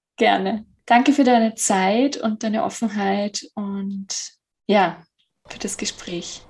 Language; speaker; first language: German; native; German